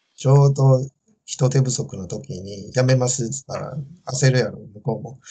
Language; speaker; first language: Japanese; non-native, fluent; Chinese